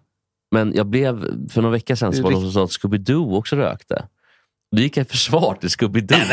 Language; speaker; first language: Swedish; native; Swedish